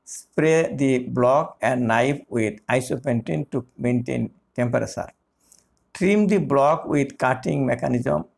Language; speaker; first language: English; non-native, local second language; Bangla